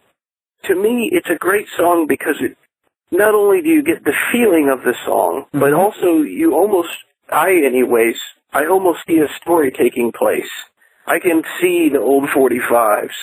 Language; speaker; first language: English; non-native, local second language; Filipino